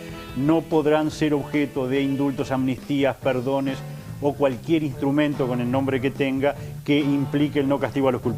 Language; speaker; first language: Spanish; native; Spanish